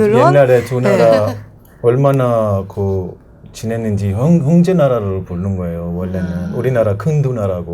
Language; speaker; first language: Korean; non-native, learner; Persian